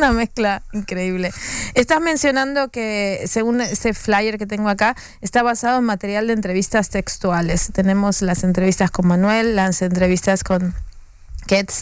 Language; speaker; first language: Spanish; native; Spanish